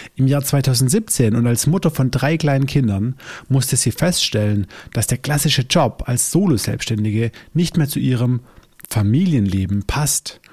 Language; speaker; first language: German; native; German